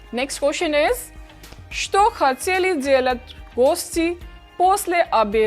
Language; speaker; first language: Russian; non-native, fluent; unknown